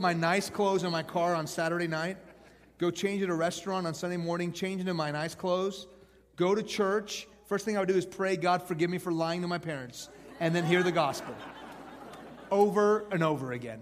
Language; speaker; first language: English; native; English